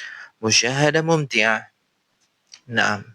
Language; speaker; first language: Arabic; non-native, fluent; Indonesian